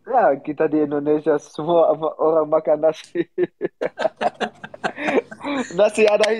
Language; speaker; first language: Indonesian; non-native, learner; Dutch